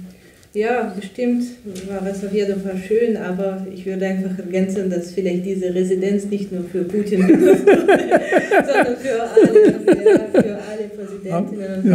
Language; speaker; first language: German; non-native, fluent; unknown